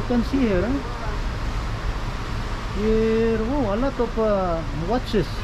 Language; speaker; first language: English; non-native, local second language; Filipino